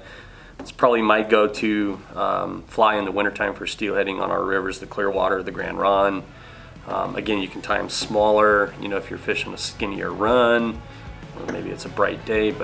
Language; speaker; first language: English; native; English